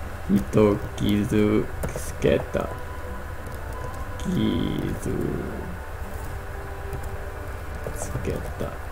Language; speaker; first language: Japanese; non-native, learner; English